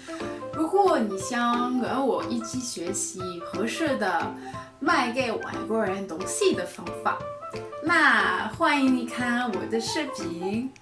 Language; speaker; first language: Chinese; non-native, fluent; French